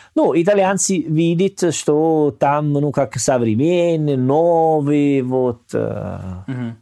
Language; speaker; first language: Russian; non-native, learner; Italian